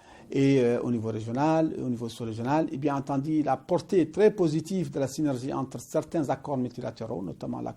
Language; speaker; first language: French; non-native, local second language; Arabic